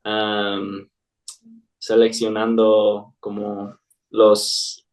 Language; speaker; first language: Spanish; non-native, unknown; English